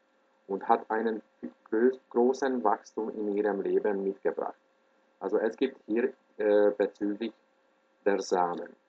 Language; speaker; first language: German; non-native, fluent; Hungarian